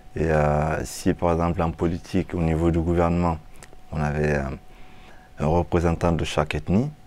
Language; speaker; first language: French; non-native, local second language; Mossi